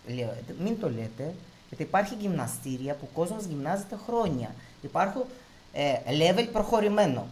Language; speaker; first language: Greek; non-native, fluent; Russian